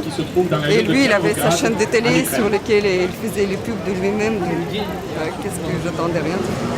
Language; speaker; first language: French; non-native, fluent; Russian